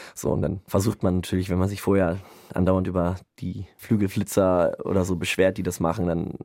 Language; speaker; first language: German; native; German